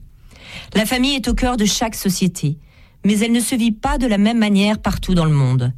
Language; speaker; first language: French; native; French